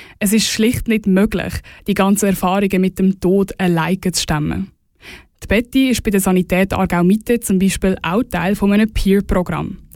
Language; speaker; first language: German; native; German